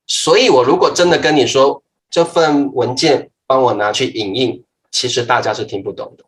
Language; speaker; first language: Chinese; native; Chinese